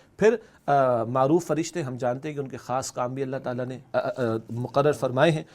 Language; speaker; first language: Urdu; native; Urdu